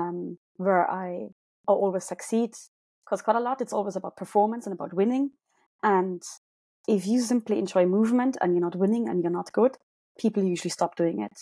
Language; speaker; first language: English; non-native, fluent; German